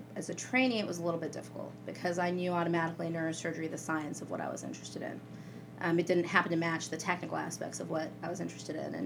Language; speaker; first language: English; native; English